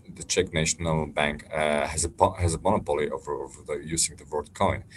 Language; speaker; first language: English; non-native, fluent; Slovak